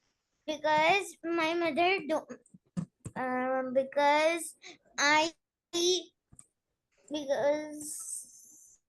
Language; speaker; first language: English; non-native, learner; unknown